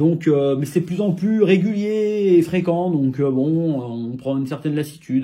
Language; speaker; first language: French; native; French